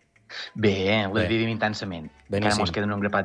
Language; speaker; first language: Catalan; native; Catalan